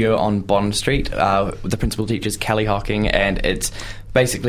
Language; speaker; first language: English; native; English